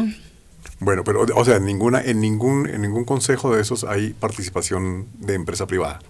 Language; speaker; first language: Spanish; native; Spanish